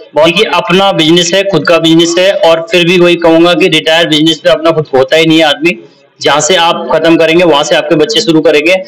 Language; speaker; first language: Hindi; native; Hindi